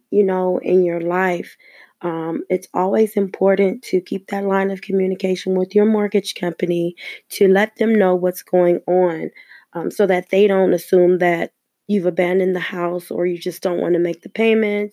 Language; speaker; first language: English; native; English